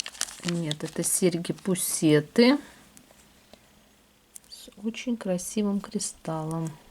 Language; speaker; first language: Russian; native; Russian